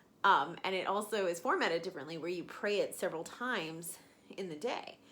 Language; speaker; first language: English; native; English